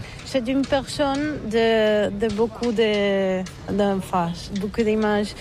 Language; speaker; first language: French; non-native, learner; Catalan